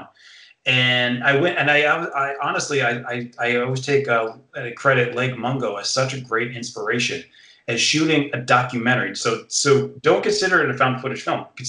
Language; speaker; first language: English; native; English